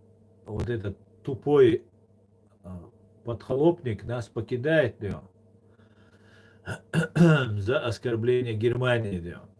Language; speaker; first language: Russian; non-native, local second language; Chechen